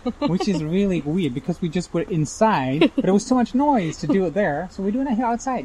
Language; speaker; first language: English; non-native, fluent; Dutch